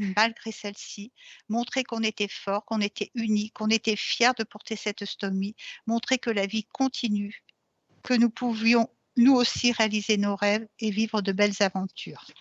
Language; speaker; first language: French; native; French